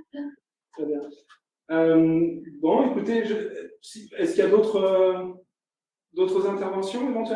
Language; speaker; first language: French; native; French